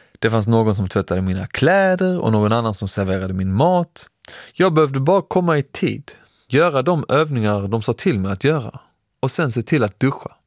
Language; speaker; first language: Swedish; early bilingual, other home language; Persian